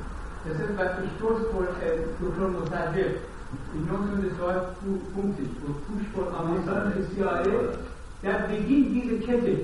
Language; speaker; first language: German; non-native, learner; Persian